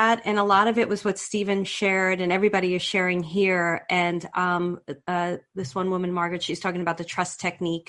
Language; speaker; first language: English; native; English